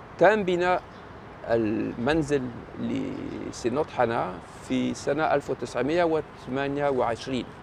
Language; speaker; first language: Egyptian Arabic; non-native, fluent; French